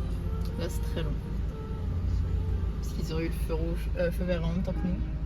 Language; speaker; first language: French; native; French